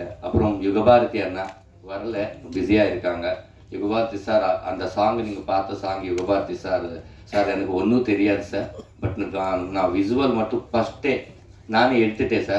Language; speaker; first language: Tamil; non-native, learner; Telugu